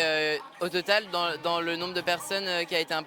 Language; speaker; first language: French; native; French